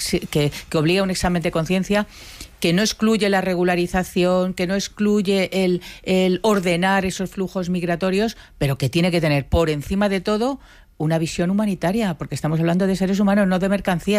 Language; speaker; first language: Spanish; native; Spanish